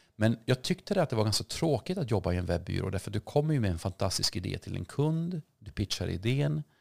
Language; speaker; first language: Swedish; early bilingual, other home language; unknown